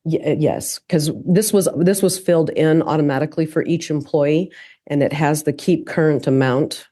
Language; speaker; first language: English; native; English